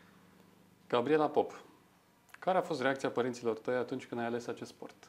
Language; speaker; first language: Romanian; native; Romanian